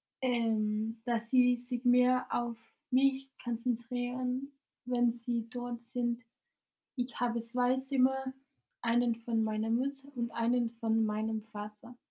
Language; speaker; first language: German; non-native, fluent; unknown